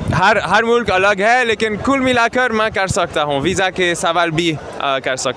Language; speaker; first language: Hindi; non-native, learner; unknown